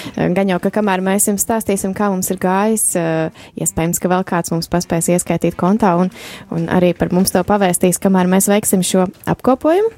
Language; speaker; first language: Latvian; native; Latvian